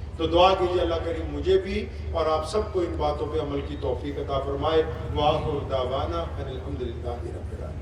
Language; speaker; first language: Urdu; non-native, local second language; Punjabi